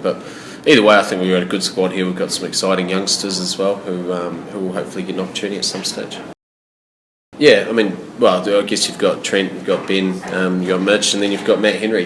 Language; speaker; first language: English; native; English